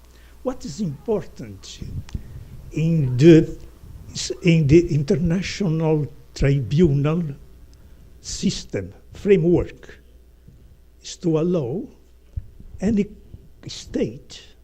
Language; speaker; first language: English; non-native, fluent; Portuguese